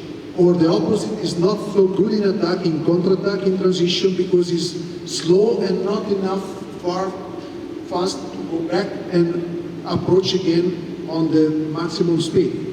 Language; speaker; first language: English; non-native, fluent; Italian